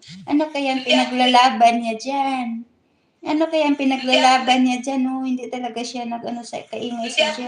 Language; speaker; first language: Filipino; non-native, local second language; Cebuano